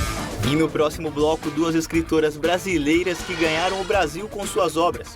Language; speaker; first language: Portuguese; native; Portuguese